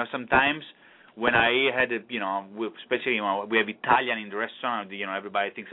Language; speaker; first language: English; non-native, fluent; Italian